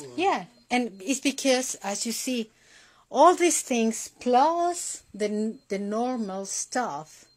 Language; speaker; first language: English; non-native, learner; Spanish